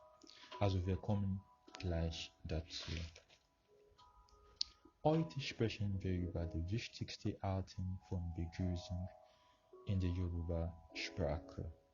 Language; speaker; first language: German; non-native, fluent; Yoruba